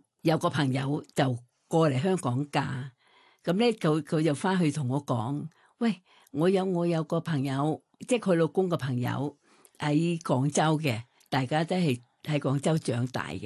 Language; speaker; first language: Cantonese; non-native, fluent; Thai